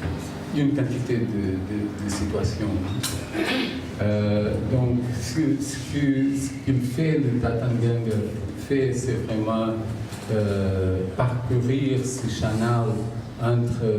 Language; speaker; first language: French; non-native, fluent; Portuguese